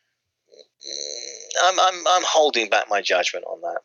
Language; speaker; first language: English; native; English